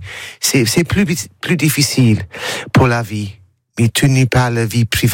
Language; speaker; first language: French; non-native, learner; English